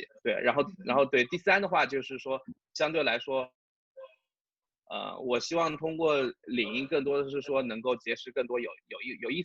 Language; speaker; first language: Chinese; native; Chinese